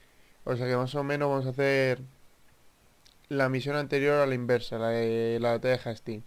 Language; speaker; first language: Spanish; native; Spanish